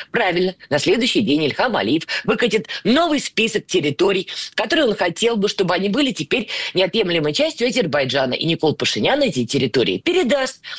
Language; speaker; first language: Russian; native; Russian